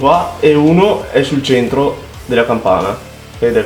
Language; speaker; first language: Italian; native; Italian